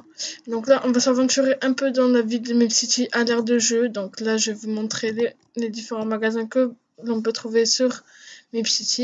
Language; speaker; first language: French; native; French